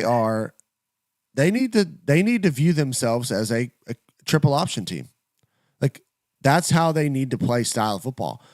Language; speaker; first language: English; native; English